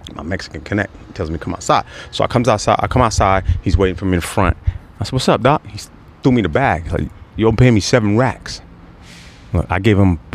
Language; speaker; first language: English; native; English